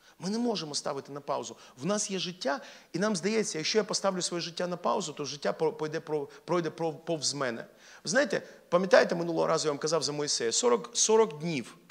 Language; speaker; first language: Ukrainian; non-native, local second language; Russian